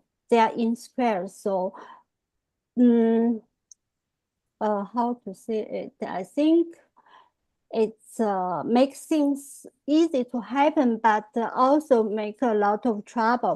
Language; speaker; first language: English; non-native, fluent; Chinese